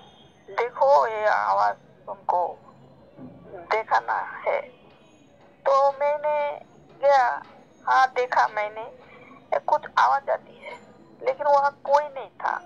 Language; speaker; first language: Hindi; non-native, learner; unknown